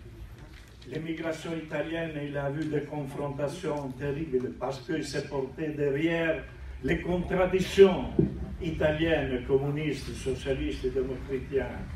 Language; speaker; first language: French; non-native, learner; Italian